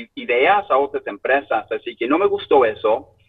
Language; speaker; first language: Spanish; non-native, fluent; English